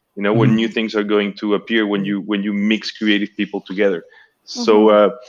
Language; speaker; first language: English; non-native, fluent; Spanish